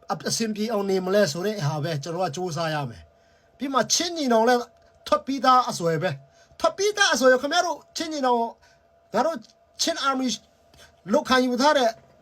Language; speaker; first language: Burmese; non-native, local second language; Tedim Chin